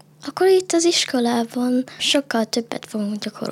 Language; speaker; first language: Hungarian; early bilingual, other home language; Chinese